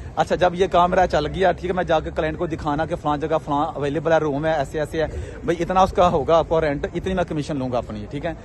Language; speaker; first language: Urdu; non-native, local second language; Punjabi